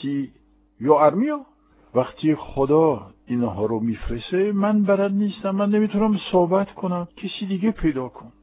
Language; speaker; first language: Persian; non-native, fluent; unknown